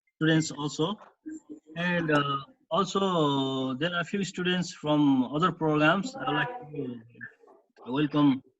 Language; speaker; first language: English; non-native, local second language; Nepali